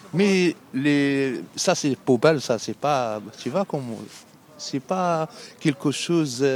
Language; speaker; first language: French; non-native, learner; Arabic